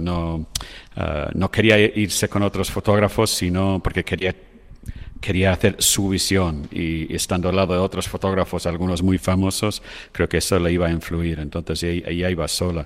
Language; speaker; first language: Spanish; non-native, fluent; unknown